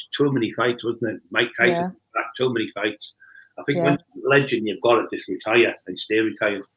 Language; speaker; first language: English; native; English